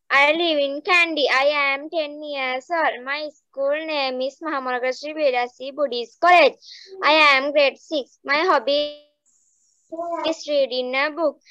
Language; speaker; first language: English; non-native, learner; Sinhala